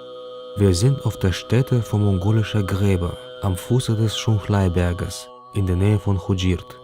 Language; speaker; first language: German; native; German